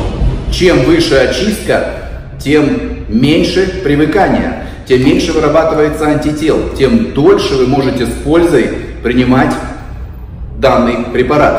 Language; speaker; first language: Russian; native; Russian